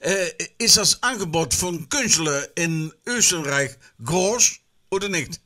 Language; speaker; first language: German; non-native, learner; Dutch